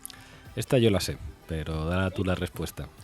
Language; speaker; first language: Spanish; native; Spanish